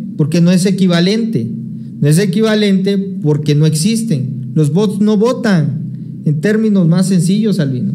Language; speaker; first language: Spanish; native; Spanish